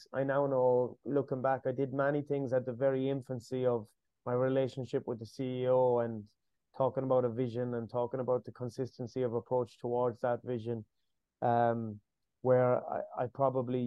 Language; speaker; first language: English; native; English